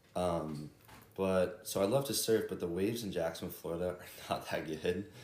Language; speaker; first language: English; native; English